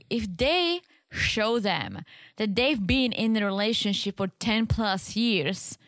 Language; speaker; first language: English; native; English